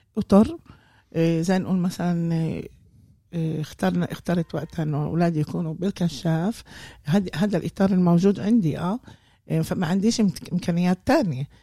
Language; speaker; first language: Arabic; native; Arabic